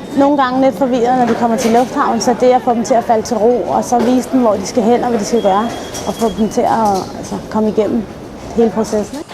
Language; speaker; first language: Danish; early bilingual, other home language; Arabic